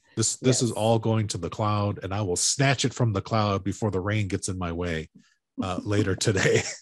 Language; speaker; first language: English; native; English